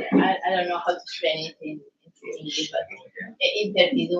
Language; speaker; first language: English; non-native, learner; Spanish